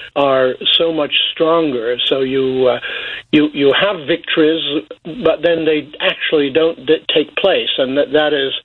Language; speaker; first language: English; native; English